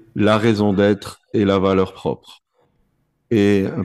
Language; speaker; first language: French; native; French